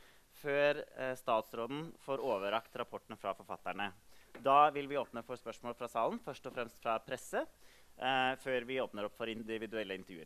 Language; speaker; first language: Norwegian; native; Norwegian